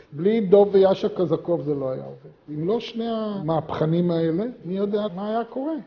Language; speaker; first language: Hebrew; native; Hebrew